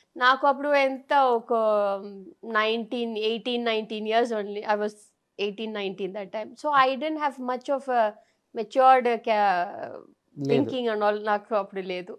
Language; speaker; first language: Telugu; non-native, local second language; Tamil